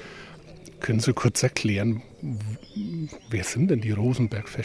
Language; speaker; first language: German; native; German